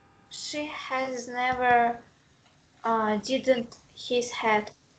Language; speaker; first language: English; non-native, learner; Russian